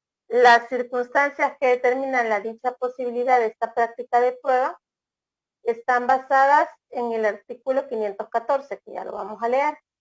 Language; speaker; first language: Spanish; native; Spanish